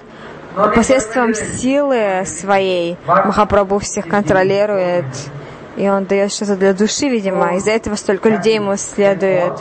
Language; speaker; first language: Russian; non-native, learner; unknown